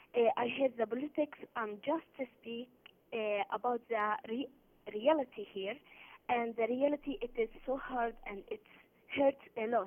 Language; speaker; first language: English; non-native, learner; Arabic